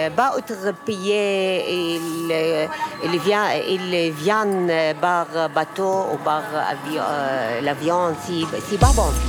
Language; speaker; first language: French; non-native, learner; Arabic